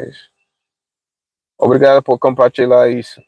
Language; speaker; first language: Portuguese; non-native, fluent; English